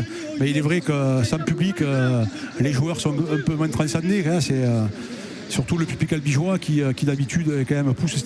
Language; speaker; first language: French; native; French